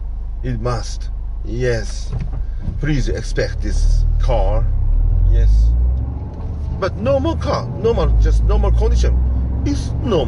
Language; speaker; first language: English; non-native, learner; Japanese